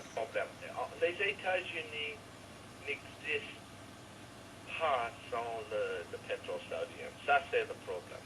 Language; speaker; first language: French; non-native, fluent; English